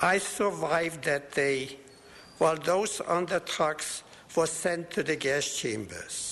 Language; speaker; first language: English; non-native, fluent; Polish